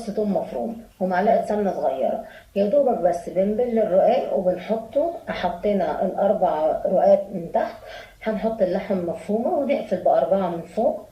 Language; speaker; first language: Arabic; native; Arabic